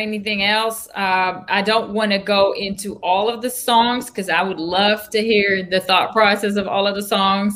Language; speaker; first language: English; non-native, fluent; Dutch